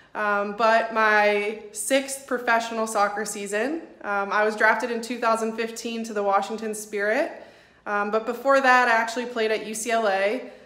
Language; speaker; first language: English; native; English